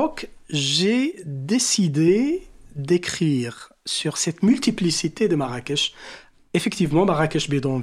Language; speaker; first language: French; non-native, local second language; Arabic